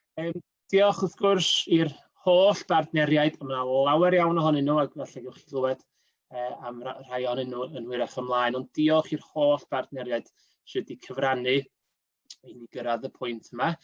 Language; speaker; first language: Welsh; native; Welsh